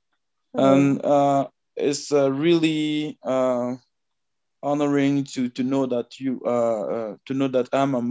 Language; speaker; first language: English; non-native, fluent; French